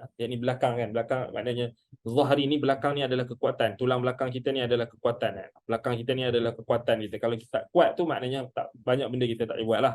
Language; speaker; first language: Malay; native; Malay